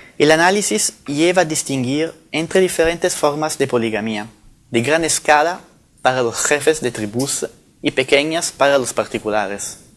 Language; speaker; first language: Spanish; non-native, fluent; Italian